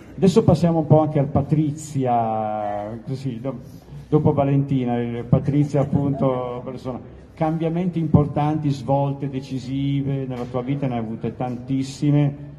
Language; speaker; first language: Italian; native; Italian